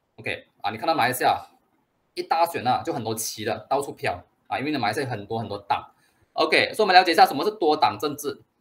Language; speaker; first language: Chinese; native; Chinese